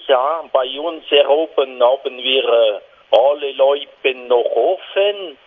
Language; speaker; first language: German; non-native, local second language; French